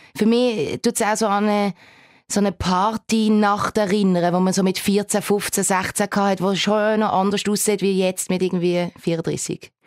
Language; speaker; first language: German; native; German